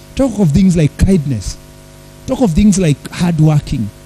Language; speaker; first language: English; non-native, local second language; Swahili